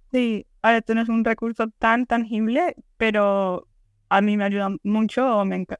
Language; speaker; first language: Spanish; early bilingual, heritage; Spanish